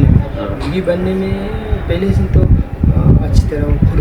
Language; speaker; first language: Hindi; non-native, local second language; Ladakhi